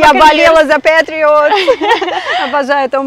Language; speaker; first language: Russian; native; Russian